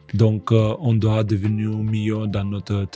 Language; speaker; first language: French; non-native, fluent; Romanian